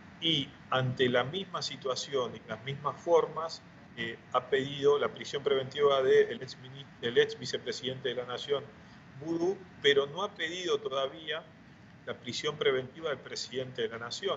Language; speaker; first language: Spanish; native; Spanish